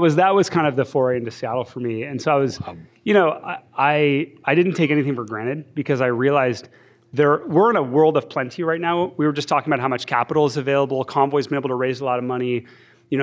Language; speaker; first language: English; native; English